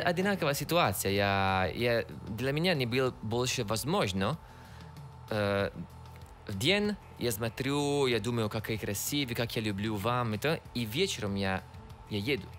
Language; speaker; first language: Russian; non-native, learner; Italian